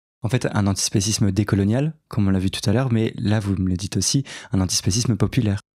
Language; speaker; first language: French; native; French